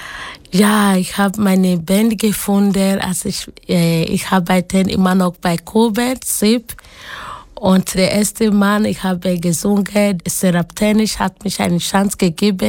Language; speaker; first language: German; non-native, learner; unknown